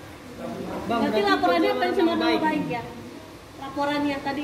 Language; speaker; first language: Indonesian; native; Indonesian